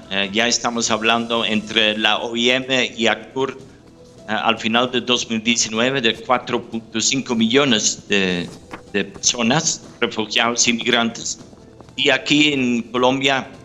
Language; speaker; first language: Spanish; non-native, fluent; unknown